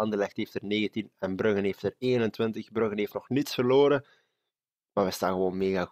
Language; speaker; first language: Dutch; native; Dutch